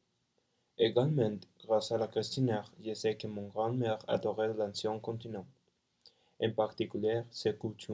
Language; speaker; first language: French; non-native, learner; Spanish